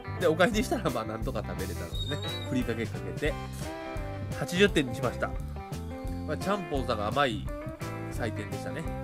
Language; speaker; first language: Japanese; native; Japanese